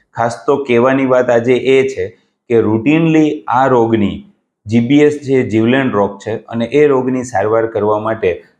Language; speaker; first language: Gujarati; native; Gujarati